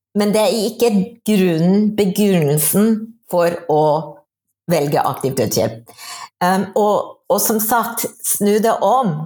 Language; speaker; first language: Norwegian; non-native, fluent; English